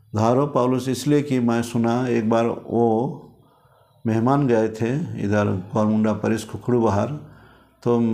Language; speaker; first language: Hindi; non-native, local second language; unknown